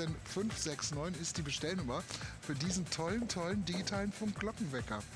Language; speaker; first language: German; native; German